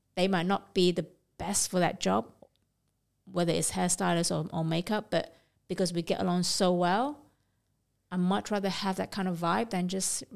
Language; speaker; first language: English; non-native, local second language; Cantonese